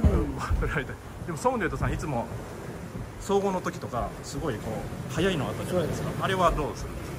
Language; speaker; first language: Japanese; native; Japanese